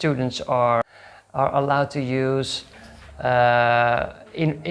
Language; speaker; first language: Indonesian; non-native, fluent; English